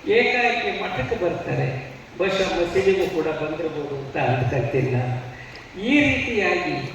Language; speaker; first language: Kannada; native; Kannada